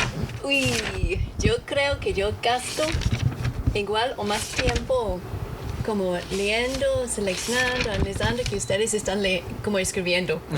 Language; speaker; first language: Spanish; non-native, fluent; English